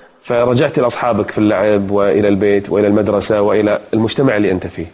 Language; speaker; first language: Arabic; native; Arabic